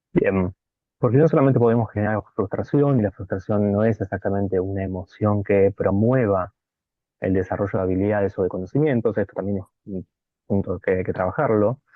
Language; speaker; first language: Spanish; native; Spanish